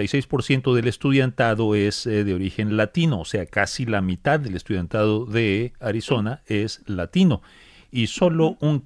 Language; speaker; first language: Spanish; native; Spanish